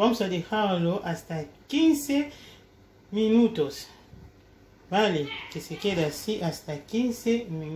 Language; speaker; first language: Spanish; non-native, learner; Lingala